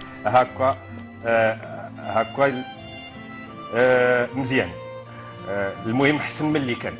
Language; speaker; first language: Arabic; native; Arabic